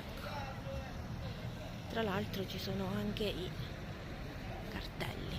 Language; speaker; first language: Italian; native; Italian